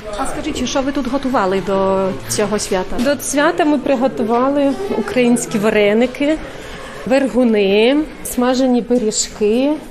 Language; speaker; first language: Ukrainian; native; Ukrainian